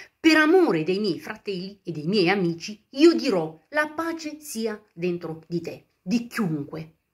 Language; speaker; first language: Italian; non-native, fluent; Romanian